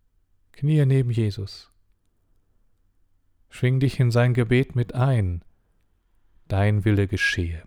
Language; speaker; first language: German; native; German